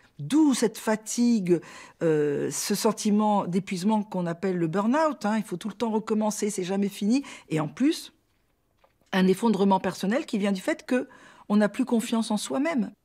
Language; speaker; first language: French; native; French